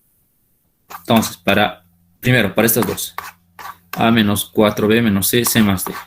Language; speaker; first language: Spanish; native; Spanish